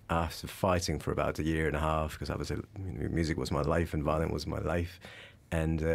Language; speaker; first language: English; early bilingual, other home language; Russian